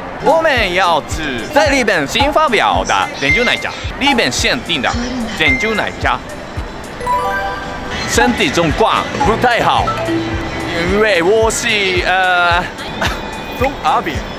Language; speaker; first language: Chinese; non-native, learner; Japanese